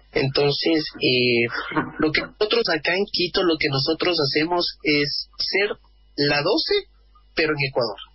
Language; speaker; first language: Spanish; native; Spanish